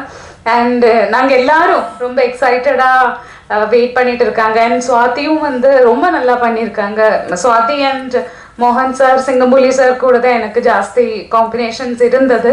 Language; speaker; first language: Tamil; non-native, fluent; Malayalam